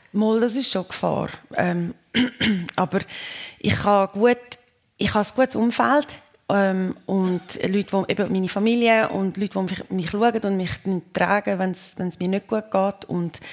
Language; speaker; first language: German; native; German